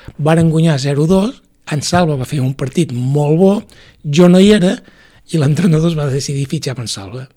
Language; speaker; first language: Catalan; native; Catalan